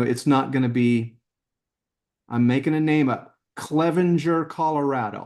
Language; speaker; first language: English; native; English